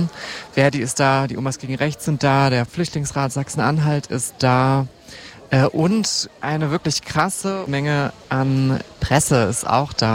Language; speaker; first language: German; native; German